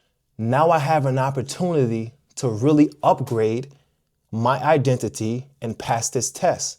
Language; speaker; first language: English; native; English